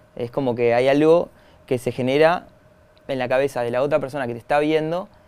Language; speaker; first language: Spanish; native; Spanish